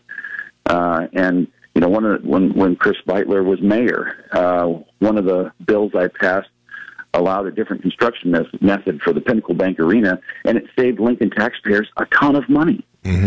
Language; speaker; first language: English; native; English